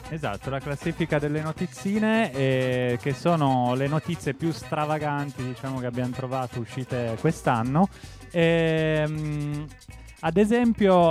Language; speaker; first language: Italian; native; Italian